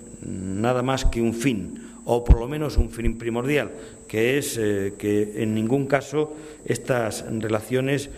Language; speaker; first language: Spanish; native; Spanish